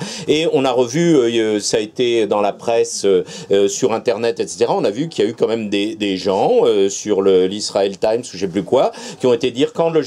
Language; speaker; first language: French; native; French